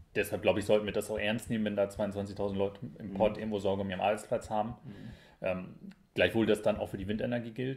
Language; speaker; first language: German; native; German